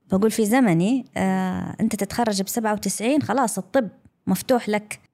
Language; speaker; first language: Arabic; non-native, local second language; English